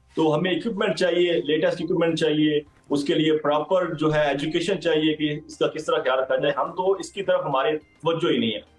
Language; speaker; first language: Urdu; non-native, local second language; Punjabi